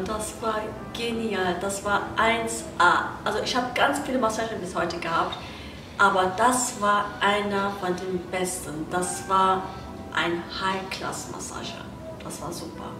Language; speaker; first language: German; non-native, fluent; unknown